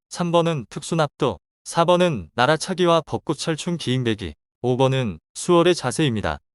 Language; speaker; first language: Korean; native; Korean